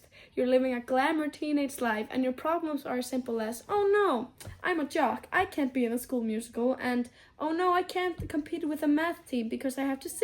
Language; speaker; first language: English; non-native, learner; Icelandic